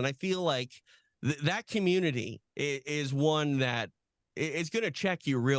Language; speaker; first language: English; native; English